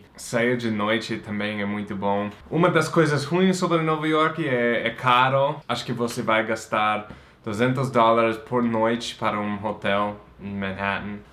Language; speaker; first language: Portuguese; non-native, fluent; English